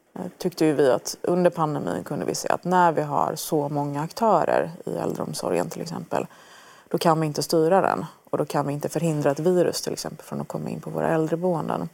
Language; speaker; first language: Swedish; early bilingual, other home language; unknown